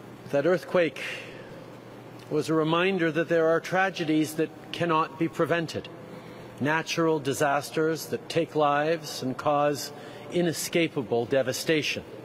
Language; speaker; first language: English; native; English